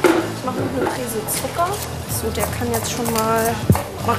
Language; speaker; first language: German; native; German